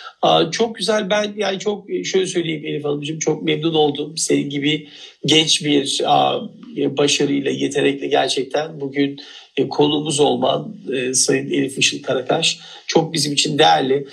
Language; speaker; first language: Turkish; native; Turkish